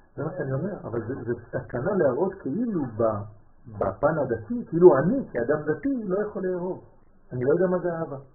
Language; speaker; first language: Hebrew; non-native, fluent; French